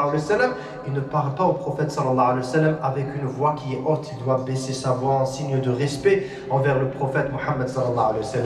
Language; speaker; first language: French; non-native, local second language; Arabic